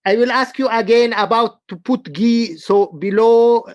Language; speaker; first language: English; non-native, learner; Arabic